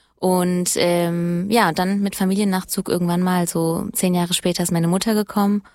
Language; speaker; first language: German; early bilingual, other home language; Italian